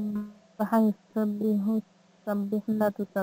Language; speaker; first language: Arabic; non-native, learner; Bangla